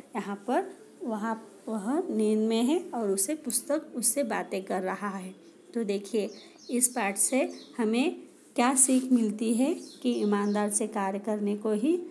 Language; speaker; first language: Hindi; non-native, local second language; Marathi